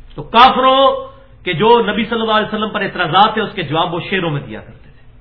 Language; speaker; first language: Urdu; non-native, local second language; Punjabi